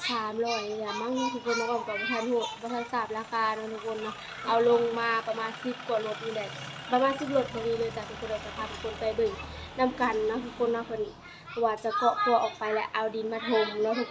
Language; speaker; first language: Thai; non-native, local second language; Lao